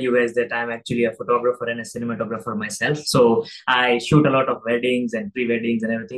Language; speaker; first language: English; non-native, local second language; Gujarati